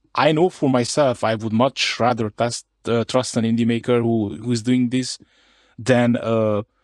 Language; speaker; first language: English; non-native, fluent; Hungarian